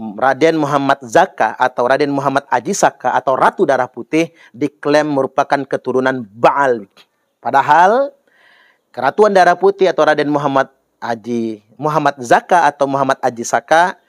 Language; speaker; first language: Indonesian; native; Indonesian